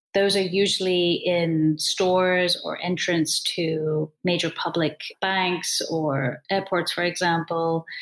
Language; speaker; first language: English; native; English